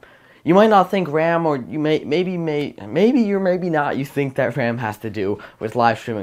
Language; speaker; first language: English; native; English